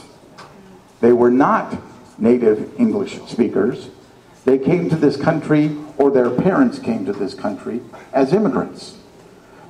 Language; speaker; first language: English; native; English